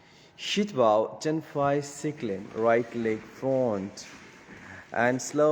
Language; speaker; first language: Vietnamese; non-native, learner; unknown